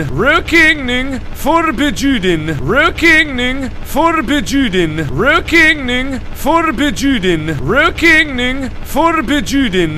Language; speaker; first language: Swedish; non-native, learner; English